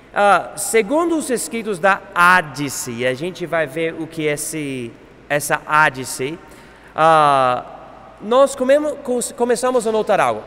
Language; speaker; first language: Portuguese; non-native, fluent; English